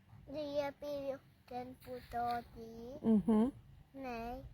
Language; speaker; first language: Swedish; early bilingual, other home language; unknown